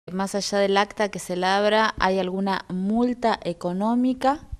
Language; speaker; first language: Spanish; native; Spanish